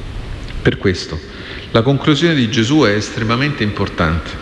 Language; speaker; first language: Italian; native; Italian